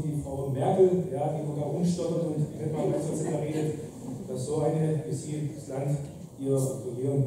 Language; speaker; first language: German; native; German